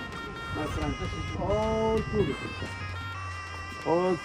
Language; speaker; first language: English; non-native, learner; Arabic